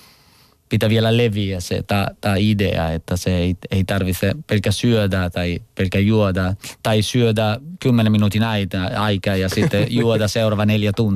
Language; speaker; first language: Finnish; non-native, local second language; Italian